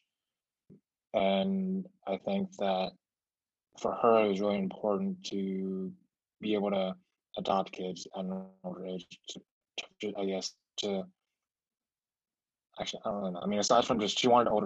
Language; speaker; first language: English; early bilingual, other home language; Chinese